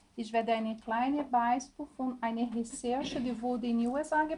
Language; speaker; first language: German; non-native, learner; Portuguese